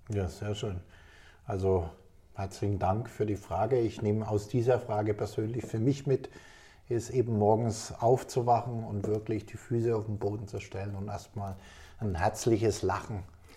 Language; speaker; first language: German; native; German